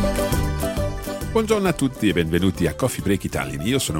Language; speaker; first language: Italian; non-native, learner; English